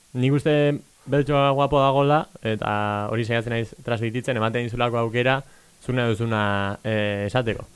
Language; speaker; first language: Basque; native; Basque